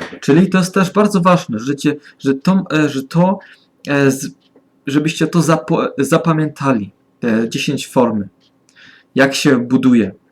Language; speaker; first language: Polish; non-native, learner; German